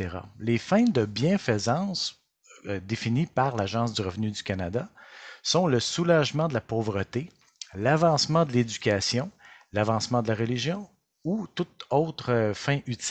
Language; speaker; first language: French; native; French